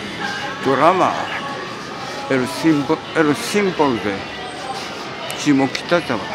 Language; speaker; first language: Spanish; non-native, learner; Japanese